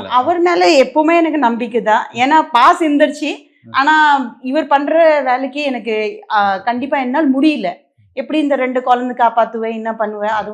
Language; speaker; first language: Tamil; non-native, local second language; Marwari